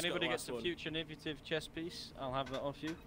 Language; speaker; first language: English; native; English